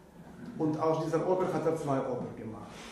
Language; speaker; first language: German; non-native, fluent; Russian